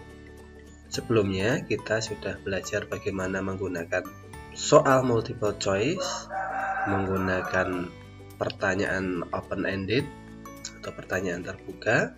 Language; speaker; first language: Indonesian; native; Indonesian